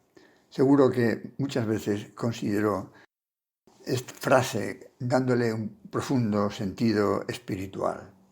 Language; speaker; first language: Spanish; native; Spanish